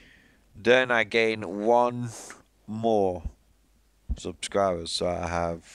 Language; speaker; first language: English; non-native, fluent; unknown